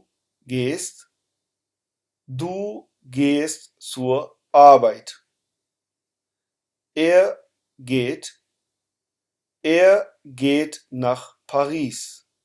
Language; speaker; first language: German; non-native, fluent; Urdu